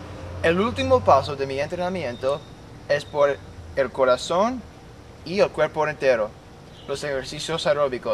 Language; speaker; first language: Spanish; non-native, learner; English